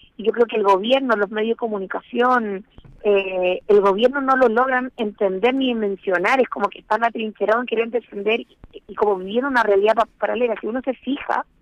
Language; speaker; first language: Spanish; native; Spanish